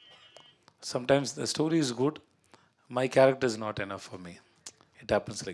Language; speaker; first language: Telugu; non-native, learner; Tamil